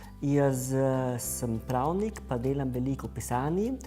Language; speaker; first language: Slovenian; early bilingual, heritage; Slovenian